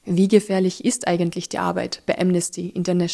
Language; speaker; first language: German; native; German